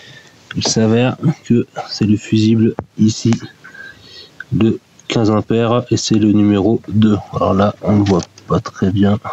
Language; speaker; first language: French; native; French